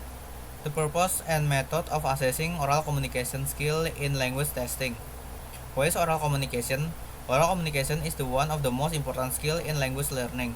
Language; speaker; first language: English; non-native, learner; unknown